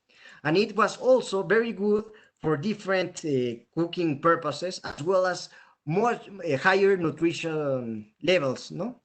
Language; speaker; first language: English; non-native, fluent; Spanish